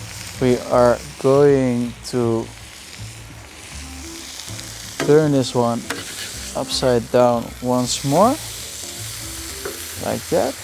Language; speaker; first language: English; non-native, fluent; Dutch